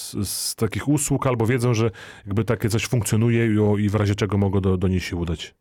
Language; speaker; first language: Polish; native; Polish